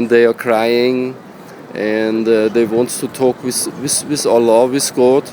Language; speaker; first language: English; non-native, learner; German